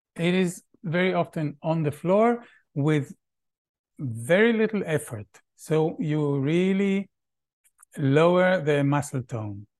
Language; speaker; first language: English; non-native, fluent; Hebrew